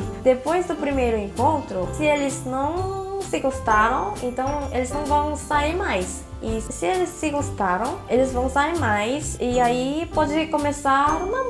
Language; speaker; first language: Portuguese; non-native, fluent; Korean